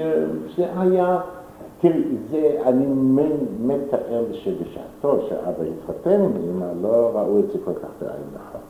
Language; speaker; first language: Hebrew; non-native, fluent; German